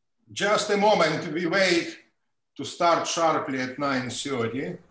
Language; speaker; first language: English; non-native, fluent; Russian